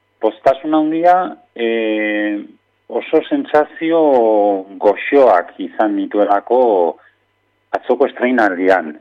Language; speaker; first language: Basque; non-native, local second language; Spanish